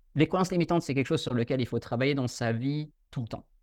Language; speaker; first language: French; native; French